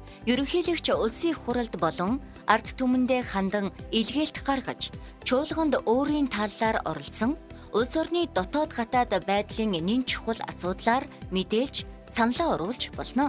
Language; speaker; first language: Mongolian; native; Mongolian